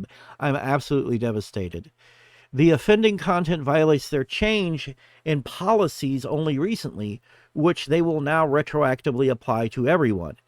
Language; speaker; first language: English; native; English